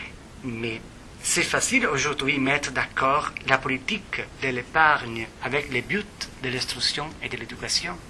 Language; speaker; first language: French; non-native, fluent; Italian